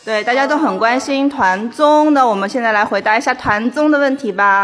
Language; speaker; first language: Chinese; native; Chinese